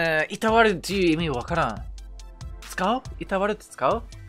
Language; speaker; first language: Japanese; non-native, fluent; English